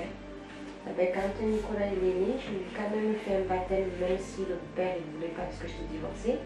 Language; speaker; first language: French; native; French